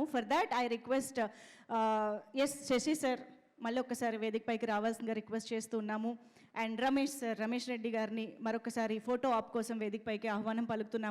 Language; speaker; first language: Telugu; native; Telugu